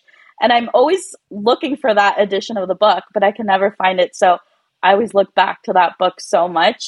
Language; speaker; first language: English; early bilingual, other home language; Spanish